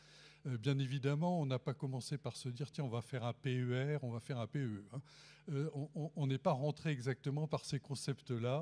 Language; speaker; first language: French; native; French